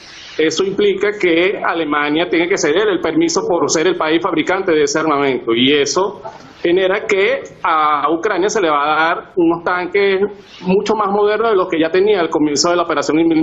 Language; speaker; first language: Spanish; native; Spanish